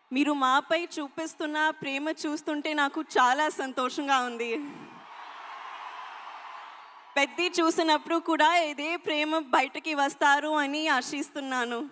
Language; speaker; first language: Telugu; non-native, learner; Hindi